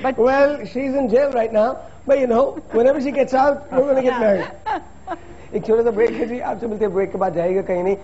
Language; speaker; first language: Urdu; native; Urdu